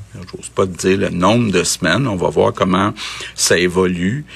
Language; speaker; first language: French; native; French